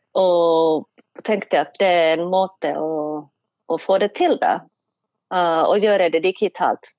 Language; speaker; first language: Norwegian; non-native, fluent; Finnish